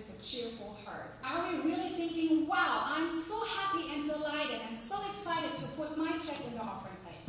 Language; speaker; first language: English; non-native, fluent; German